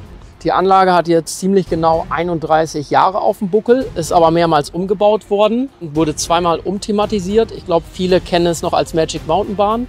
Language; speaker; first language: German; native; German